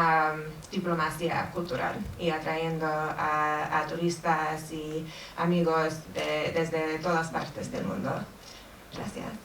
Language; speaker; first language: Spanish; non-native, fluent; English